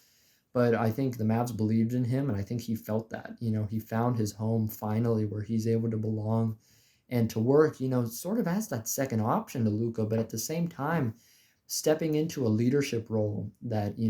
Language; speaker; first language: English; native; English